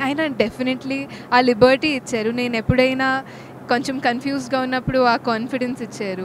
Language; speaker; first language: Telugu; non-native, local second language; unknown